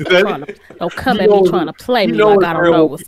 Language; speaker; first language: English; native; English